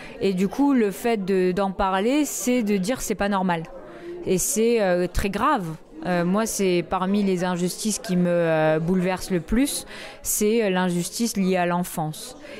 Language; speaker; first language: French; native; French